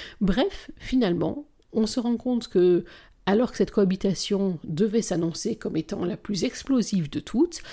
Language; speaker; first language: French; native; French